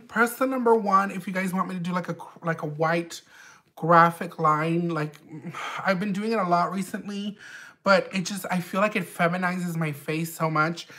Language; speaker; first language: English; early bilingual, other home language; Spanish